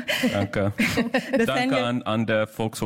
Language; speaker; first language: German; non-native, learner; English